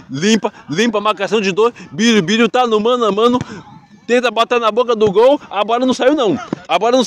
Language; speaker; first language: Portuguese; native; Portuguese